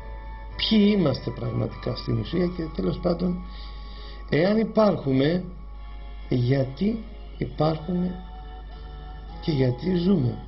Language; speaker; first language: Greek; native; Greek